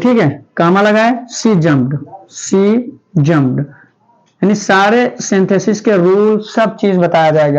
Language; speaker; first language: Hindi; native; Hindi